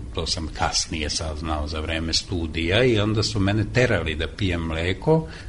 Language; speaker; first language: Serbian; non-native, local second language; Hungarian